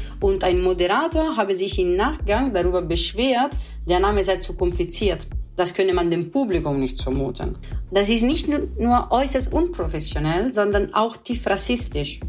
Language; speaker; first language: German; non-native, fluent; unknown